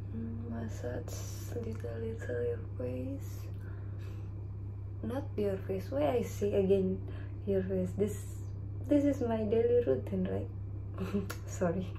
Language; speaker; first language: English; non-native, learner; Indonesian